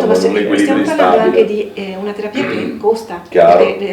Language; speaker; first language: Italian; native; Italian